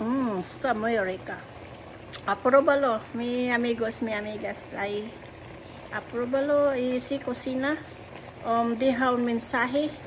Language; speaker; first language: Spanish; non-native, learner; Filipino